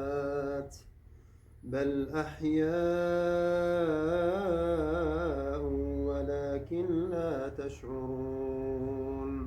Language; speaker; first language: Arabic; native; Arabic